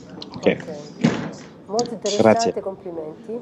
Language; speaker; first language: Italian; native; Italian